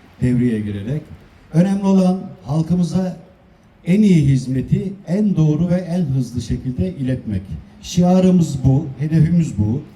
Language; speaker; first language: Turkish; native; Turkish